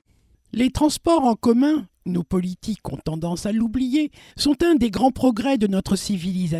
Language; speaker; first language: French; native; French